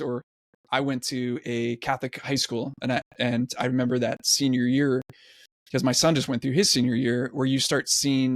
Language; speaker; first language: English; native; English